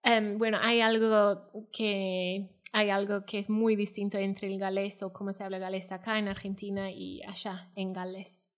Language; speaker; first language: Spanish; non-native, fluent; Welsh